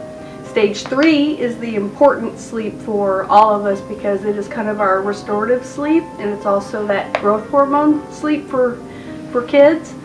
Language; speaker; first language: English; native; English